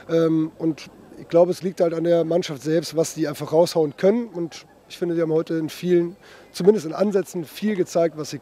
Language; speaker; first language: German; native; German